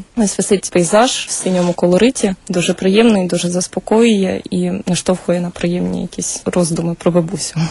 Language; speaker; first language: Ukrainian; native; Ukrainian